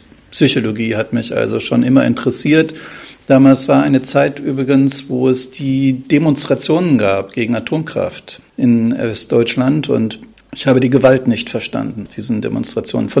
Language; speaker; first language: German; native; German